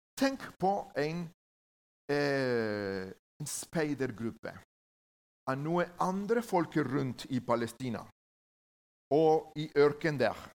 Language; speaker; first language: Norwegian; non-native, learner; Spanish